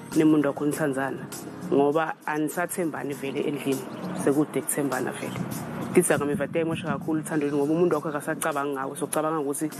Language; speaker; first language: Zulu; non-native, local second language; Swati